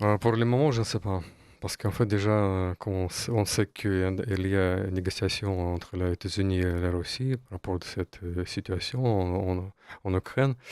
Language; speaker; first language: French; non-native, fluent; Russian